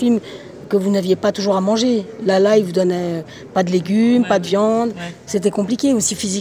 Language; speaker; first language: French; native; French